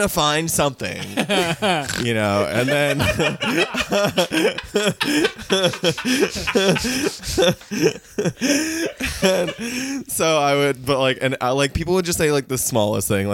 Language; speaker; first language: English; native; English